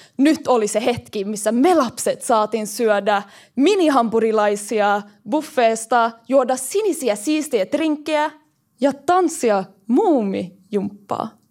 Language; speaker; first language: Finnish; early bilingual, heritage; Finnish